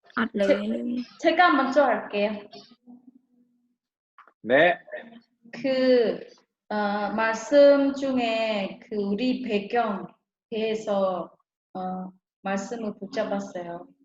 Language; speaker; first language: Korean; non-native, learner; Khmer